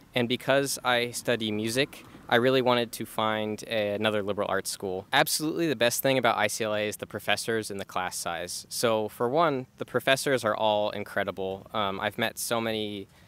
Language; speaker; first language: English; native; English